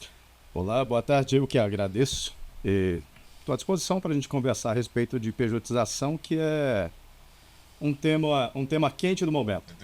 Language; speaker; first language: Portuguese; native; Portuguese